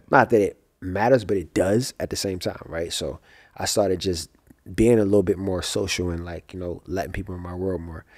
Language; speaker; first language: English; native; English